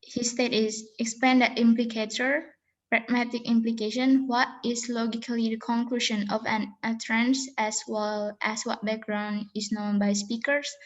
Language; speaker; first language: English; non-native, learner; Indonesian